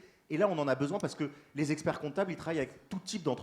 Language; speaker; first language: French; native; French